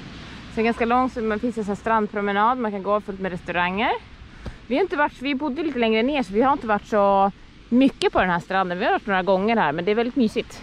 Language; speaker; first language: Swedish; native; Swedish